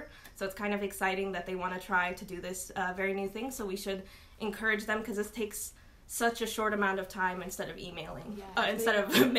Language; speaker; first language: English; early bilingual, other home language; Arabic